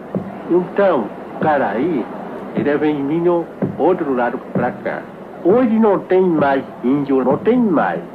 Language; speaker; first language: Portuguese; non-native, local second language; Kayapó